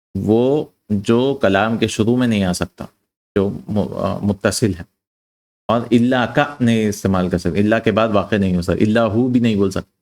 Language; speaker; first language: Urdu; native; Urdu